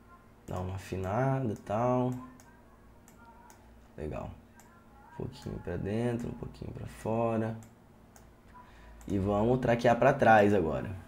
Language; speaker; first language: Portuguese; native; Portuguese